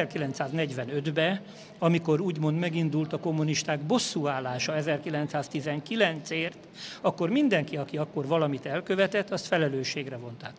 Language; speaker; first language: Hungarian; native; Hungarian